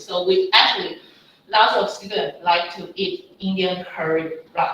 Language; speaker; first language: English; non-native, fluent; Chinese